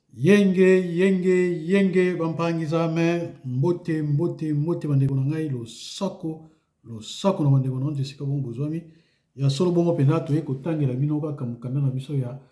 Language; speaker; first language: Lingala; non-native, local second language; Kongo